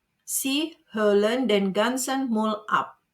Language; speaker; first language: German; non-native, fluent; Indonesian